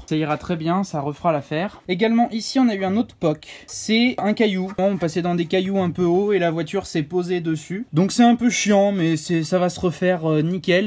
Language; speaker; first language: French; native; French